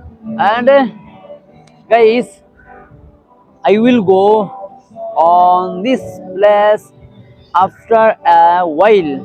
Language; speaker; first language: English; non-native, learner; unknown